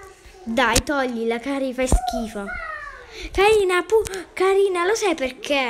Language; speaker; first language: Italian; native; Italian